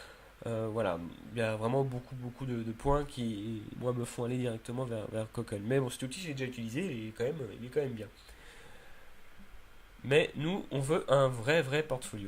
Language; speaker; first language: French; native; French